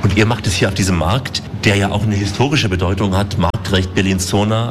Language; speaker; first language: German; native; German